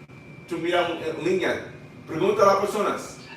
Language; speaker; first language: Spanish; non-native, learner; English